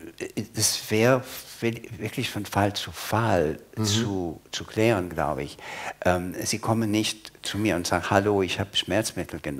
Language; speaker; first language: German; non-native, fluent; English